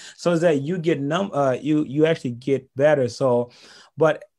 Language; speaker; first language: English; early bilingual, other home language; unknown